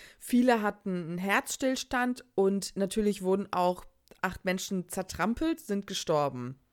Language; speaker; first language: German; early bilingual, other home language; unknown